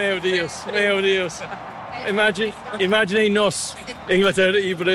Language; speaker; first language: Portuguese; non-native, learner; English